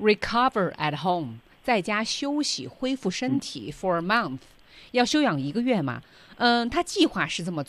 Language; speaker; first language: Chinese; native; Chinese